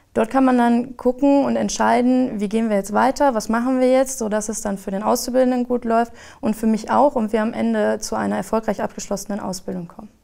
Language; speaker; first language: German; native; German